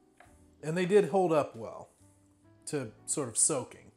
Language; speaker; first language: English; native; English